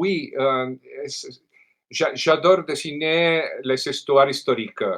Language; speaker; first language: French; non-native, learner; Italian